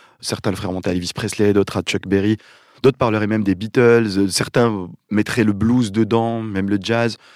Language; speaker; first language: French; non-native, local second language; Arabic